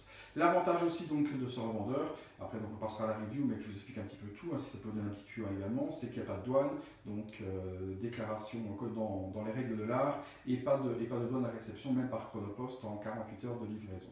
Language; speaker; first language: French; native; French